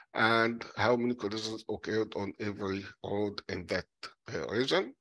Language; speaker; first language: English; non-native, fluent; Arabic